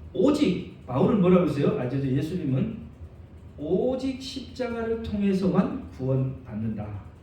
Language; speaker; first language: Korean; native; Korean